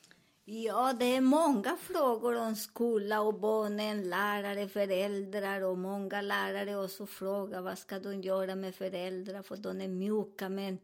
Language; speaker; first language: Swedish; non-native, learner; Spanish